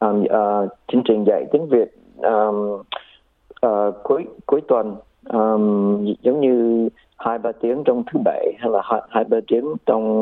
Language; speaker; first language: Vietnamese; early bilingual, heritage; Vietnamese